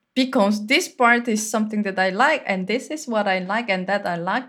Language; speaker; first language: English; non-native, fluent; Korean